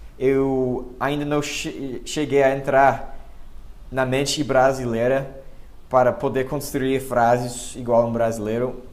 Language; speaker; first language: Portuguese; non-native, fluent; English